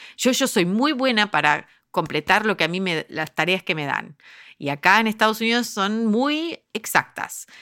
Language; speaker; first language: Spanish; early bilingual, heritage; Spanish